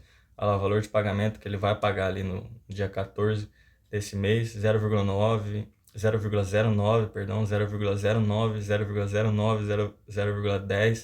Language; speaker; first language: Portuguese; native; Portuguese